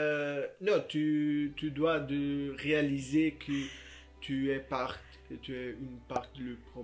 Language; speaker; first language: French; non-native, learner; Portuguese